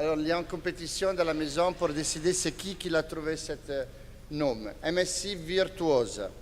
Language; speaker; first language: French; non-native, fluent; Italian